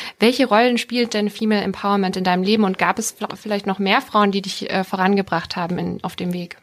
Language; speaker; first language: German; native; German